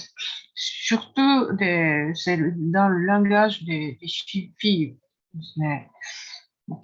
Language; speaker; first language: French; non-native, fluent; Japanese